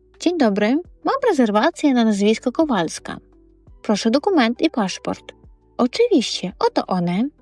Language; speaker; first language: Polish; non-native, fluent; Ukrainian